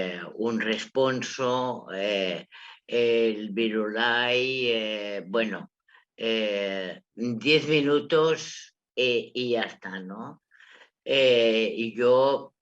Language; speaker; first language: Spanish; non-native, local second language; Catalan